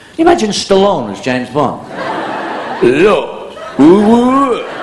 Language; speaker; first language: English; native; English